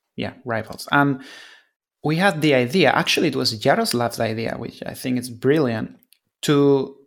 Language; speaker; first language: English; non-native, fluent; Spanish